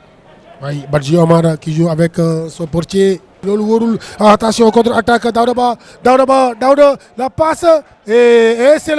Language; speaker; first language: French; non-native, local second language; Wolof